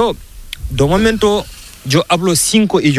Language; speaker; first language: Spanish; non-native, learner; Fula